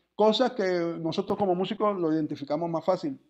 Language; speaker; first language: Spanish; native; Spanish